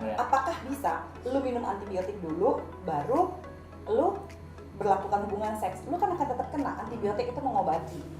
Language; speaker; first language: Indonesian; native; Indonesian